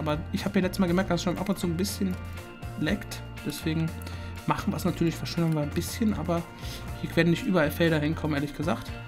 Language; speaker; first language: German; native; German